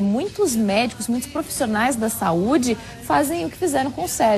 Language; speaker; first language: Portuguese; native; Portuguese